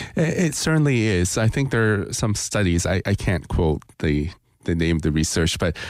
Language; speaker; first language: English; non-native, local second language; Cantonese